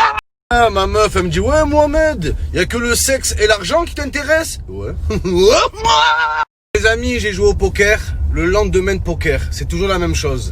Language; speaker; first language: French; native; French